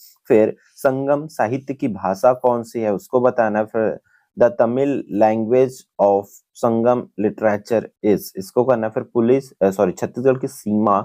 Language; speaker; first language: Hindi; native; Hindi